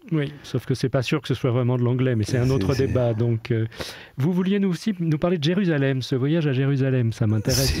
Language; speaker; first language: French; native; French